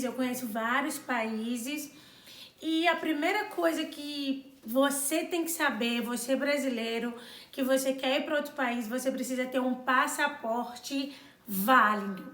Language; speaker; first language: Portuguese; non-native, local second language; Kabuverdianu